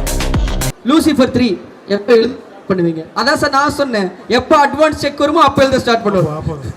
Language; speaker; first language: Tamil; native; Tamil